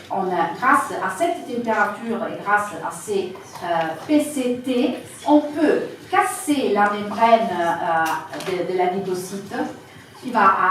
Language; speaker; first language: French; non-native, fluent; Italian